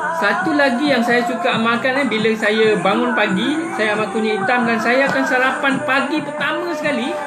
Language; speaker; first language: Malay; non-native, local second language; Buginese